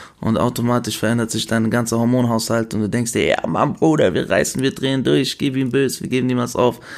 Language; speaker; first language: German; early bilingual, other home language; Spanish